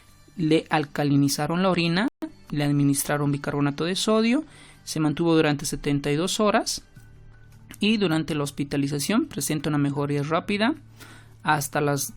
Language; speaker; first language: Spanish; native; Spanish